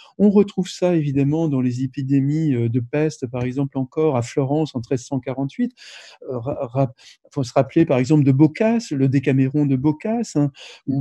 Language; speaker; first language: French; native; French